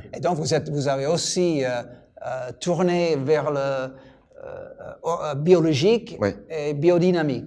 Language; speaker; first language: French; non-native, fluent; English